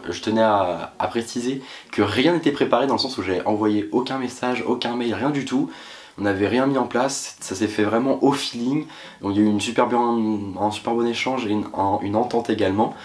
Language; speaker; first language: French; native; French